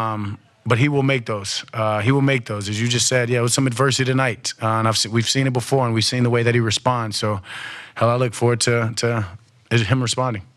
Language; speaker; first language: English; native; English